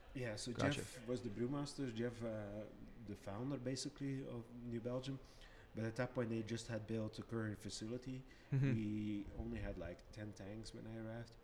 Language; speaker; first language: English; non-native, fluent; Dutch